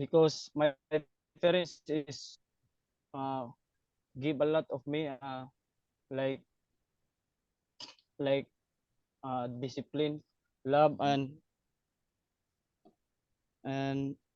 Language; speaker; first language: English; non-native, learner; Cebuano